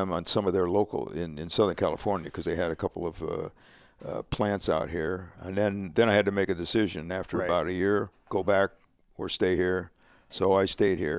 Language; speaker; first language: English; native; English